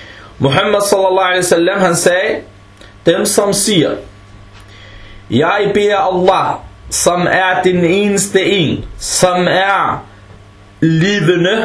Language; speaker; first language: Danish; early bilingual, other home language; Arabic